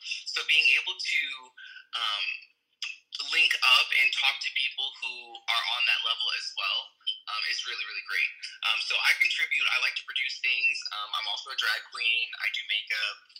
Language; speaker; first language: English; native; English